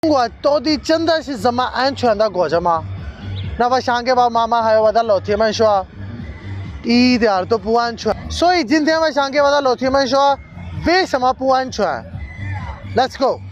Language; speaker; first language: Chinese; non-native, fluent; Urdu